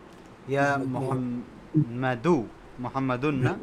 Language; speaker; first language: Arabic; non-native, fluent; Bangla